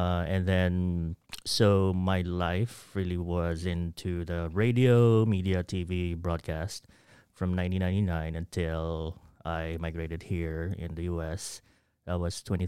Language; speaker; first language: English; non-native, local second language; Hiligaynon